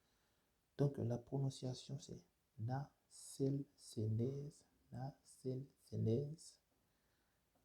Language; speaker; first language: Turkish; non-native, fluent; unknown